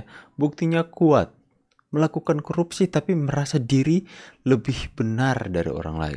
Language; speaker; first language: Indonesian; native; Indonesian